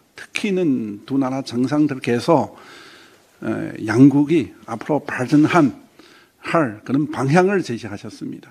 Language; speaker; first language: Korean; non-native, fluent; Chinese